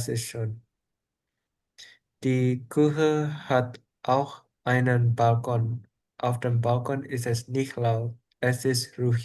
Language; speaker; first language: German; non-native, learner; Indonesian